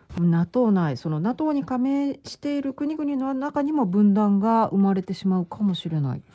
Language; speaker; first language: Japanese; native; Japanese